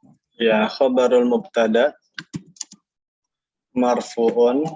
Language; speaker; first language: Arabic; non-native, fluent; Indonesian